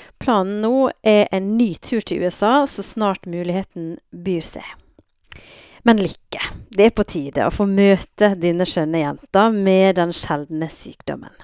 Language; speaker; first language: Norwegian; native; Norwegian